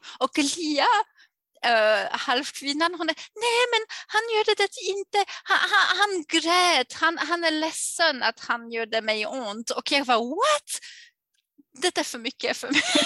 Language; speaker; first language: Swedish; non-native, fluent; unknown